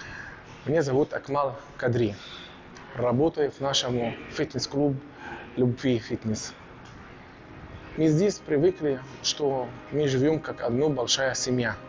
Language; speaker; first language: Russian; non-native, learner; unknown